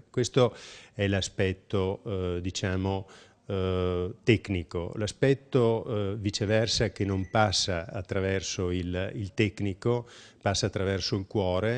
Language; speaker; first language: Italian; native; Italian